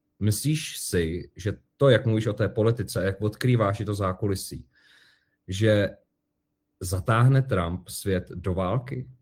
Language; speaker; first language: Czech; native; Czech